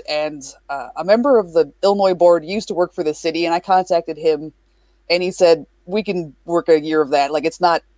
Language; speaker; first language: English; native; English